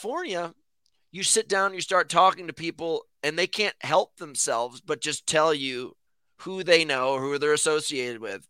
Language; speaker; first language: English; native; English